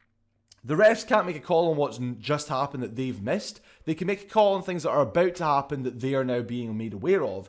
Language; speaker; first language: English; native; English